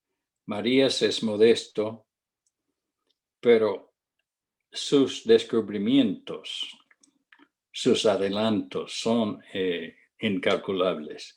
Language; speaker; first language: Spanish; non-native, fluent; English